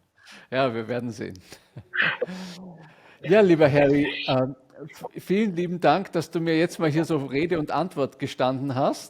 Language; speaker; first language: German; native; German